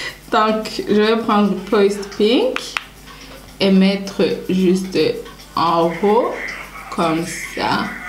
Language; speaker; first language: French; non-native, local second language; Rundi